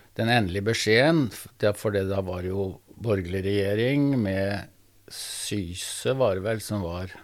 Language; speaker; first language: Norwegian; native; Norwegian